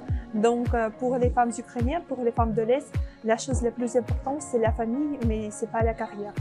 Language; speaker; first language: French; non-native, fluent; Russian